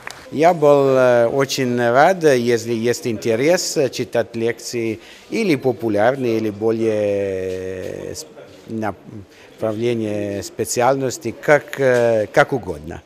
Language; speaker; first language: Russian; non-native, learner; Italian